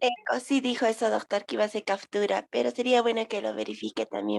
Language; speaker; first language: Spanish; native; Spanish